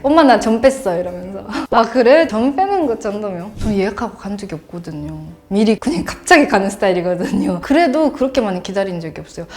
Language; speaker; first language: Korean; non-native, fluent; Japanese